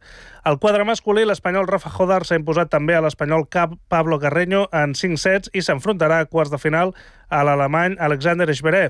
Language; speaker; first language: Catalan; native; Catalan